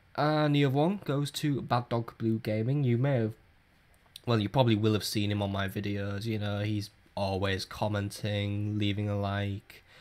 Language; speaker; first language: English; native; English